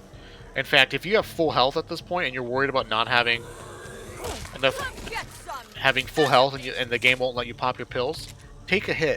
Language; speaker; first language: English; native; English